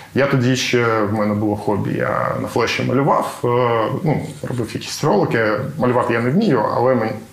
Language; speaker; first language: Ukrainian; native; Ukrainian